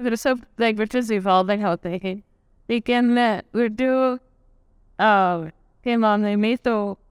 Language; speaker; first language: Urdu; non-native, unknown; English